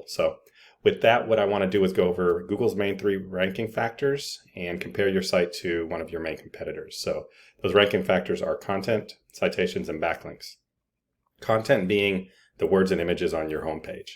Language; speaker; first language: English; native; English